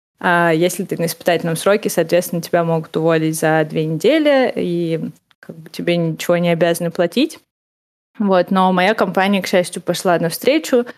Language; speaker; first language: Russian; native; Russian